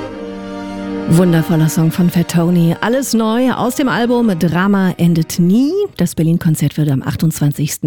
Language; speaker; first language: German; native; German